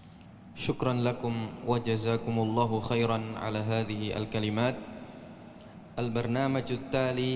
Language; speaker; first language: Arabic; non-native, fluent; Indonesian